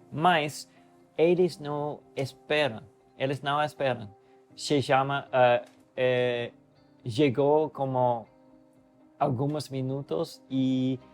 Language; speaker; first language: Portuguese; non-native, learner; English